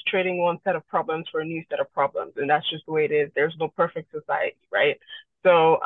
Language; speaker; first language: English; non-native, local second language; Yoruba